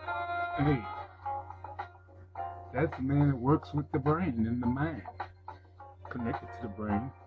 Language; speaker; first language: English; native; English